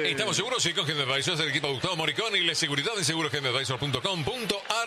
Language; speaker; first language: Spanish; native; Spanish